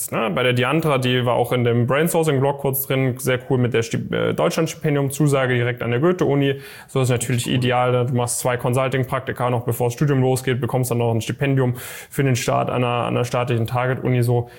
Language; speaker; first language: German; native; German